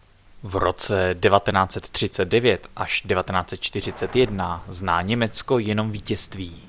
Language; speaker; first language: Czech; native; Czech